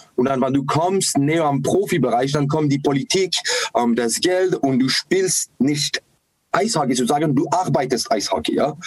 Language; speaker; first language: German; non-native, fluent; English